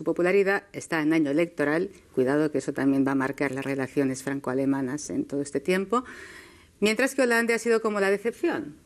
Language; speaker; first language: Spanish; native; Spanish